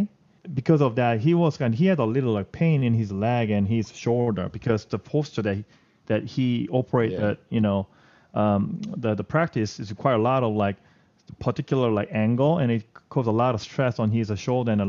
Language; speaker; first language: English; non-native, fluent; Korean